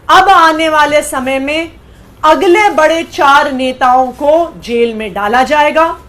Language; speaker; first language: Hindi; native; Hindi